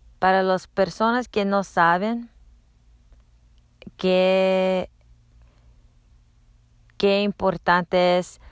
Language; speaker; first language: Spanish; non-native, learner; English